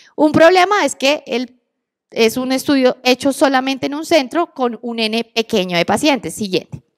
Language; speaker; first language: Spanish; native; Spanish